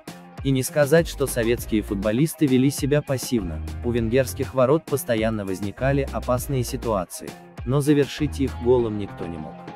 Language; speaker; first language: Russian; native; Russian